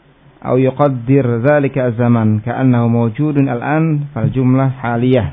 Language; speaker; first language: Arabic; non-native, fluent; Indonesian